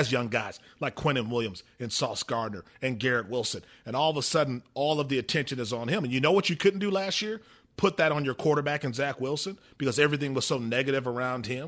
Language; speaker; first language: English; native; English